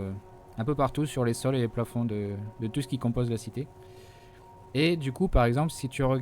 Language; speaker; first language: French; native; French